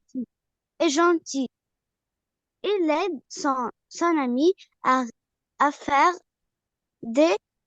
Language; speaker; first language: French; non-native, learner; Arabic